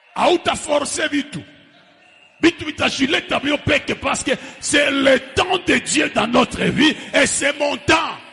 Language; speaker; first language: French; non-native, local second language; Swahili